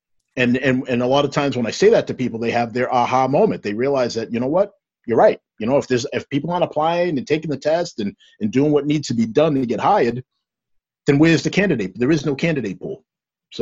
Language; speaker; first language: English; native; English